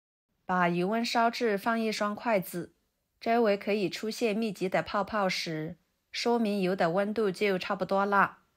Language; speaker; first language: Chinese; native; Chinese